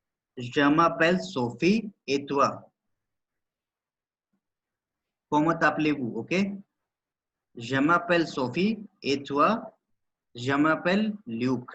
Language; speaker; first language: French; non-native, learner; Hindi